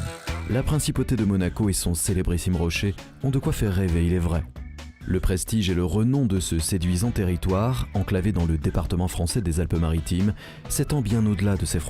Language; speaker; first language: French; native; French